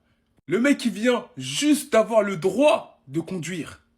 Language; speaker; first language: French; native; French